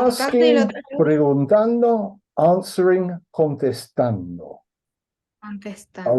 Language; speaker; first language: Spanish; non-native, fluent; English